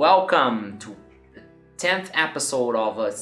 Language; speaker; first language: English; non-native, fluent; Portuguese